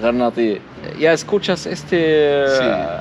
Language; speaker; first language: Spanish; non-native, learner; Arabic